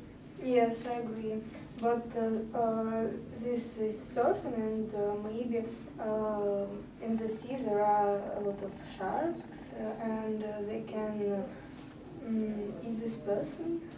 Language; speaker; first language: English; non-native, learner; Russian